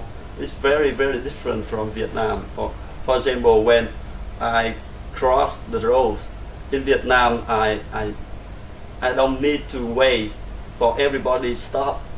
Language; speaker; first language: English; non-native, learner; Vietnamese